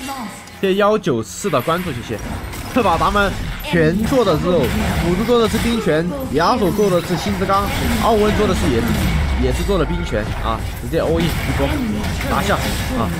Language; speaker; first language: Chinese; native; Chinese